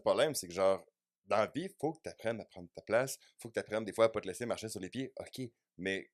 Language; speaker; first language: French; native; French